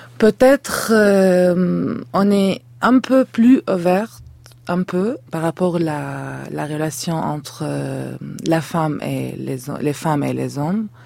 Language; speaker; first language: French; non-native, learner; Arabic